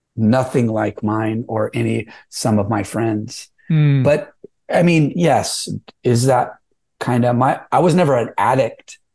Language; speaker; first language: English; native; English